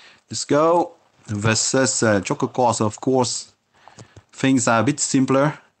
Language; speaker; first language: English; non-native, fluent; French